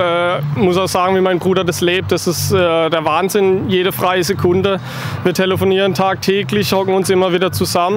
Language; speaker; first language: German; native; German